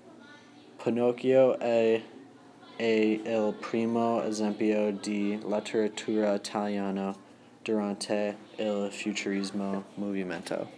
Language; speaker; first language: Italian; non-native, learner; English